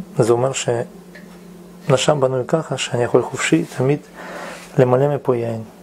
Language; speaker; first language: Hebrew; non-native, fluent; Russian